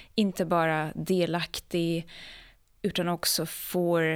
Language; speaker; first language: Swedish; non-native, fluent; Ukrainian